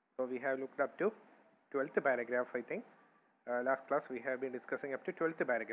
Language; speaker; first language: English; non-native, local second language; Malayalam